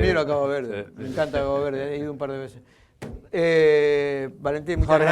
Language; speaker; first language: Spanish; native; Spanish